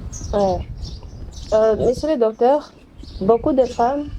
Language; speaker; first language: French; non-native, local second language; Swahili